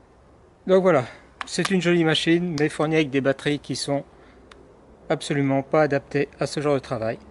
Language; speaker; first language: French; native; French